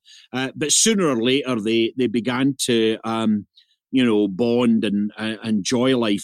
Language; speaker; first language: English; native; English